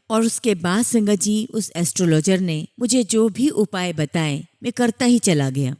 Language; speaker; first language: Hindi; native; Hindi